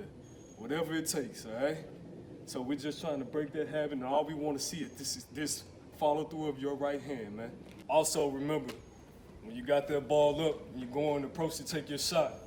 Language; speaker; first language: English; native; English